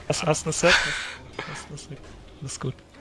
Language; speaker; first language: German; native; German